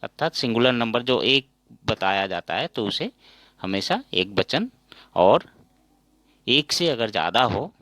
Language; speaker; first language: Hindi; non-native, local second language; Assamese